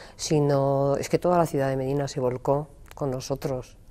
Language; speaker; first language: Spanish; native; Spanish